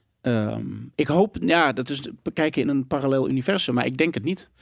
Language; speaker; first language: Dutch; native; Dutch